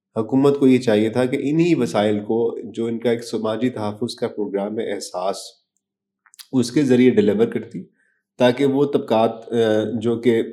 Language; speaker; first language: Urdu; native; Urdu